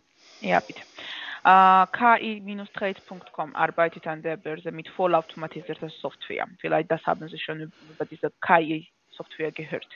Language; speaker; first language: German; non-native, fluent; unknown